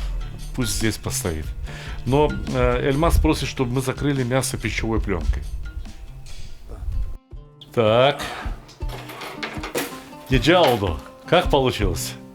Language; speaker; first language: Russian; native; Russian